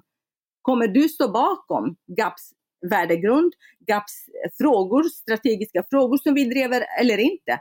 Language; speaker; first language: Swedish; non-native, fluent; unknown